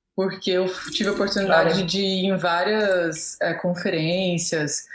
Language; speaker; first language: Portuguese; native; Portuguese